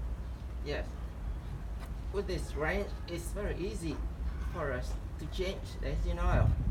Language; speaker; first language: English; non-native, learner; Vietnamese